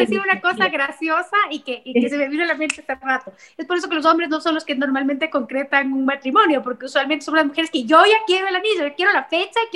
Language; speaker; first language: Spanish; native; Spanish